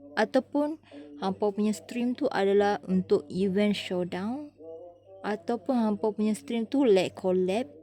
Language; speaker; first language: Malay; native; Malay